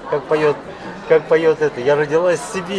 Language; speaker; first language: Russian; native; Russian